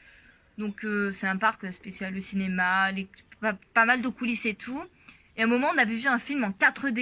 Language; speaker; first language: French; native; French